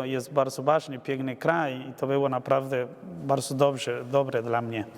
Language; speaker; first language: Polish; non-native, learner; Spanish